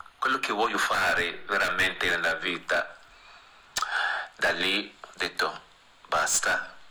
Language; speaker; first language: Italian; non-native, fluent; English